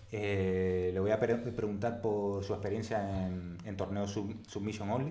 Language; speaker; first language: Spanish; native; Spanish